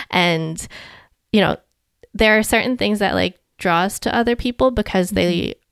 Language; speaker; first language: English; native; English